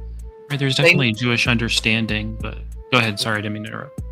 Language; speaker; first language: English; native; English